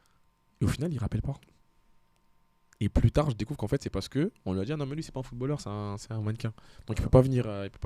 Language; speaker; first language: French; native; French